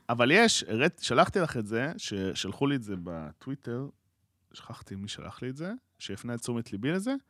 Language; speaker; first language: Hebrew; native; Hebrew